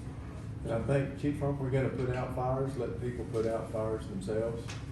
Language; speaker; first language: English; native; English